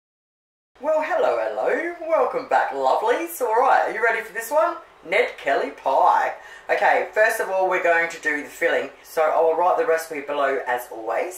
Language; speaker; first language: English; native; English